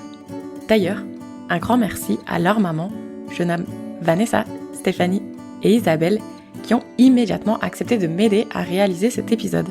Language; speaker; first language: French; native; French